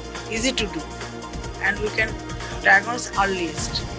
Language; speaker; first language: English; non-native, local second language; Bangla